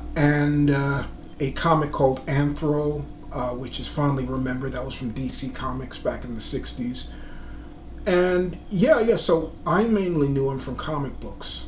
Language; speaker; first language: English; native; English